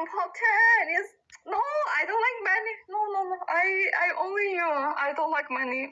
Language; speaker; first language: English; non-native, learner; Thai